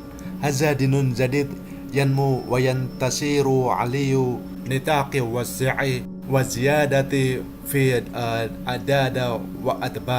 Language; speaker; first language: Arabic; non-native, learner; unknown